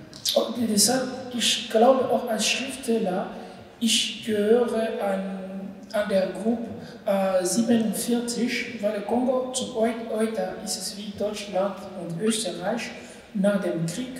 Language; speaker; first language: German; non-native, learner; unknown